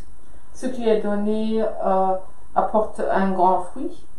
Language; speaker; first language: French; non-native, fluent; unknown